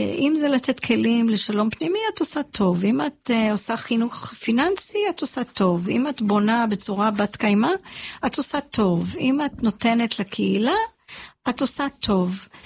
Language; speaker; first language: Hebrew; early bilingual, other home language; English